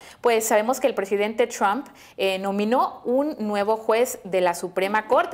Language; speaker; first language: Spanish; native; Spanish